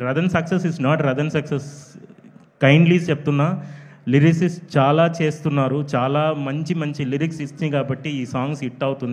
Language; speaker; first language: Telugu; non-native, fluent; Tamil